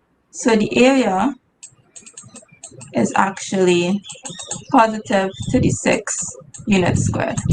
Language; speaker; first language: English; native; English